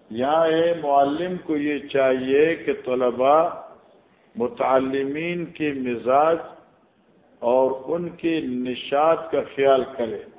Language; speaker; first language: Urdu; non-native, local second language; Northern Hindko